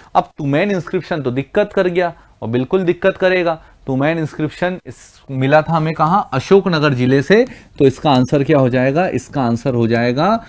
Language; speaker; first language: Hindi; native; Hindi